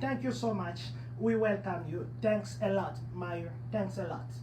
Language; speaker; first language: English; non-native, learner; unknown